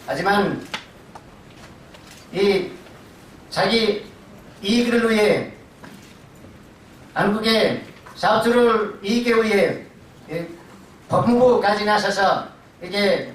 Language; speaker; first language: Korean; non-native, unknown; Nepali